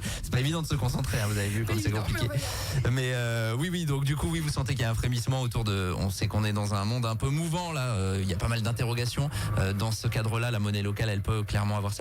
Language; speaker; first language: French; native; French